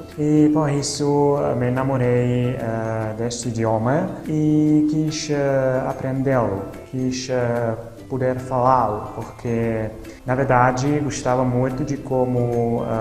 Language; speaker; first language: Portuguese; non-native, fluent; Italian